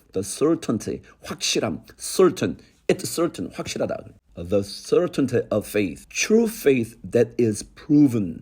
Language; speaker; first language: English; non-native, fluent; Korean